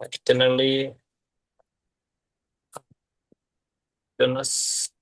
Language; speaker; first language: English; non-native, learner; Indonesian